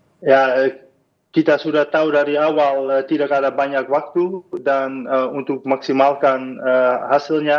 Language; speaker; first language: Indonesian; non-native, fluent; Dutch